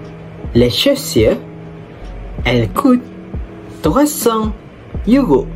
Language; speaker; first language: French; non-native, learner; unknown